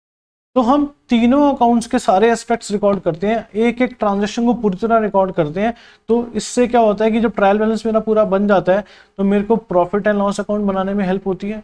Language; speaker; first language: Hindi; native; Hindi